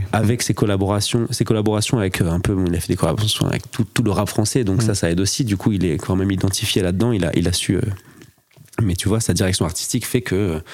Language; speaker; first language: French; native; French